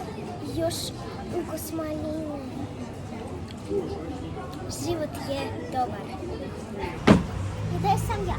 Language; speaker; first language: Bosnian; non-native, learner; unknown